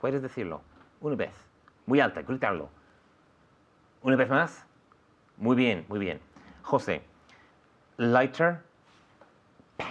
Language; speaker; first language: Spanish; non-native, fluent; English